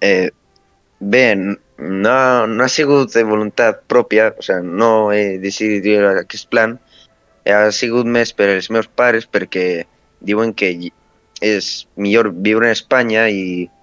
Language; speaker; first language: Catalan; early bilingual, other home language; Romanian